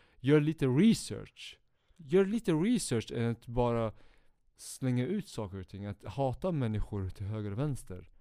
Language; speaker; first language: Swedish; early bilingual, other home language; Kurdish